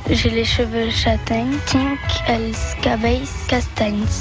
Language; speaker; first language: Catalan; non-native, local second language; French